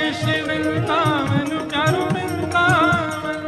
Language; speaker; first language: Hindi; native; Hindi